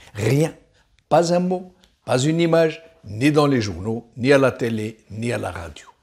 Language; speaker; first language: French; non-native, local second language; Arabic